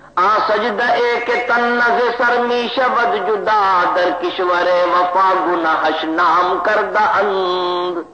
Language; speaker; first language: Urdu; native; Urdu